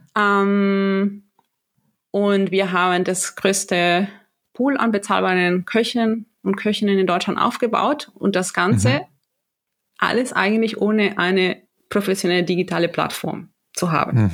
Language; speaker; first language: German; non-native, fluent; Spanish